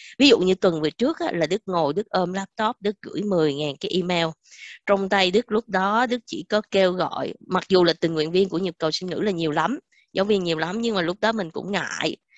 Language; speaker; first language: Vietnamese; native; Vietnamese